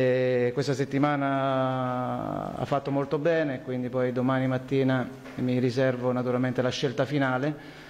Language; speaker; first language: Italian; native; Italian